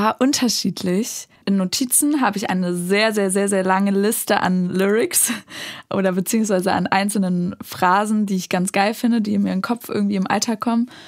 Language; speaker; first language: German; native; German